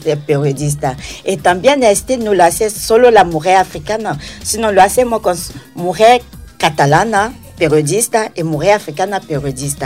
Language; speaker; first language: Spanish; non-native, learner; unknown